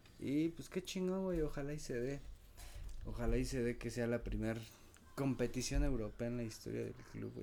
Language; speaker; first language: Spanish; native; Spanish